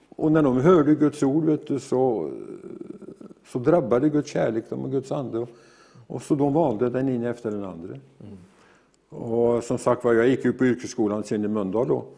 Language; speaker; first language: Swedish; native; Swedish